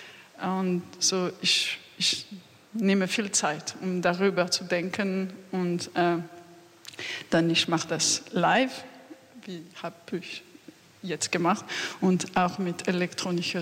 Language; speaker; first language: German; non-native, learner; French